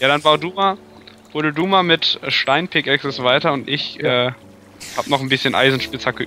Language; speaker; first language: German; native; German